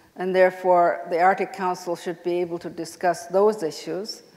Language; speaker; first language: English; native; English